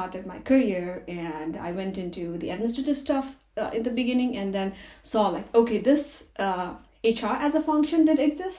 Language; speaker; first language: English; non-native, local second language; Nepali